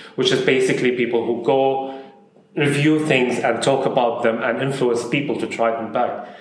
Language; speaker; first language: English; non-native, fluent; Arabic